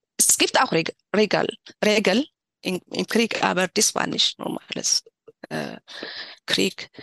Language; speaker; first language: German; non-native, learner; Tigrinya